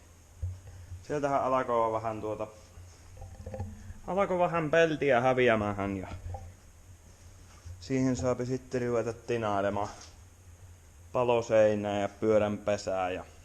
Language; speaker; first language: Finnish; native; Finnish